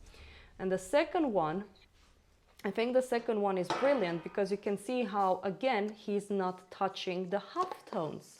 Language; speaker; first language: English; non-native, fluent; Romanian